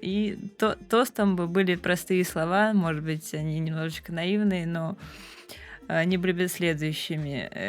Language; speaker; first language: Russian; native; Russian